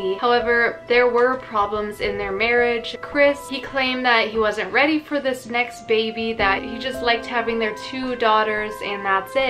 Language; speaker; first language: English; native; English